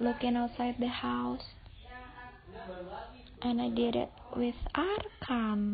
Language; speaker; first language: English; non-native, fluent; Indonesian